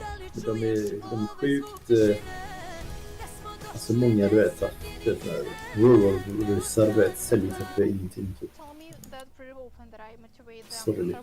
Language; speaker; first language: Swedish; native; Swedish